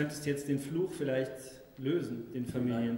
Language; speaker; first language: German; native; German